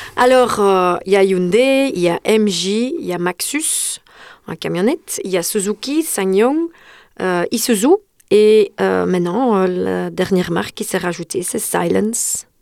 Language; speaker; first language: French; non-native, local second language; Dutch